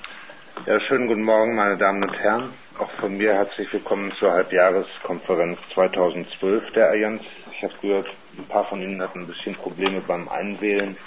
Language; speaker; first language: German; native; German